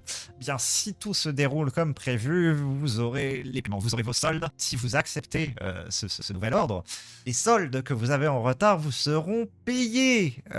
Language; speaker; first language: French; native; French